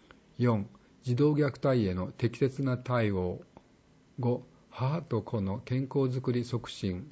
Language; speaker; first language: Japanese; native; Japanese